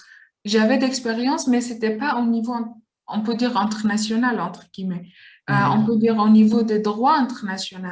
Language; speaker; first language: French; non-native, learner; Kurdish